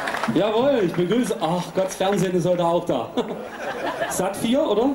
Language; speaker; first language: German; native; German